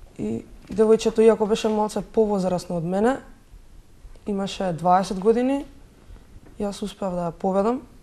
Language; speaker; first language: Macedonian; native; Macedonian